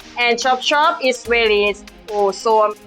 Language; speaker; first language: English; non-native, learner; Thai